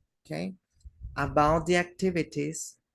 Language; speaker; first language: English; non-native, fluent; Spanish